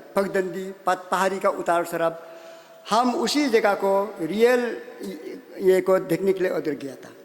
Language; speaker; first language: Hindi; non-native, local second language; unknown